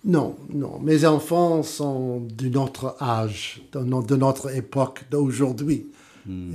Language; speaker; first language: French; non-native, fluent; English